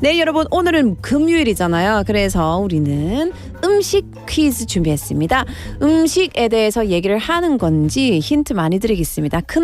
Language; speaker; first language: Korean; non-native, learner; English